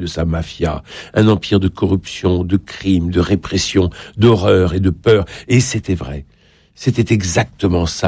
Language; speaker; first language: French; native; French